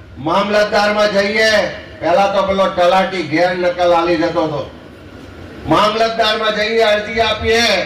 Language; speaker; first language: Gujarati; native; Gujarati